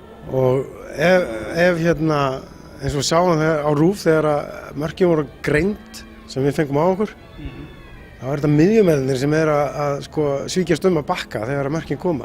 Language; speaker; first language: Icelandic; native; Icelandic